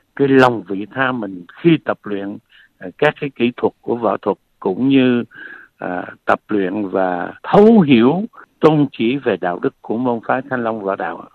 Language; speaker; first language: Vietnamese; native; Vietnamese